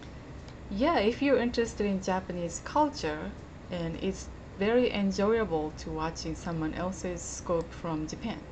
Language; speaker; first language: English; non-native, fluent; Japanese